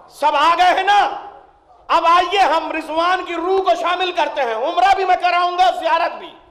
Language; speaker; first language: Hindi; native; Hindi